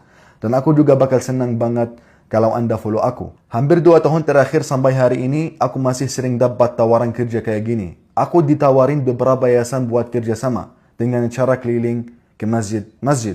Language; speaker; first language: Indonesian; non-native, fluent; Arabic